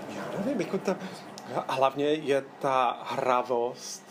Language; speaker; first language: Czech; non-native, fluent; English